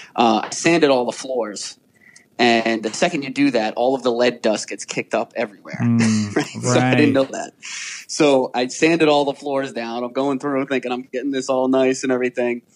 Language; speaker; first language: English; native; English